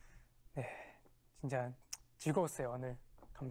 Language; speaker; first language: Korean; non-native, fluent; Chinese